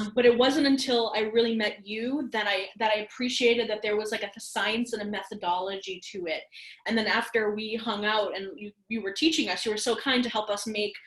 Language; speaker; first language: English; native; English